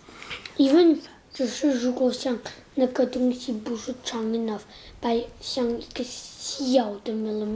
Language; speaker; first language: Chinese; early bilingual, heritage; English